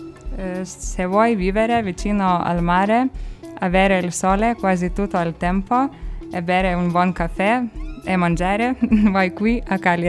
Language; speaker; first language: Italian; non-native, learner; Lithuanian